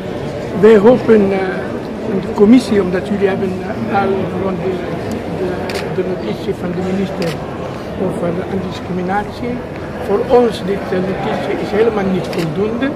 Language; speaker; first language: Dutch; non-native, learner; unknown